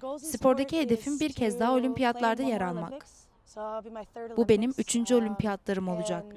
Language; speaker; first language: Turkish; non-native, learner; English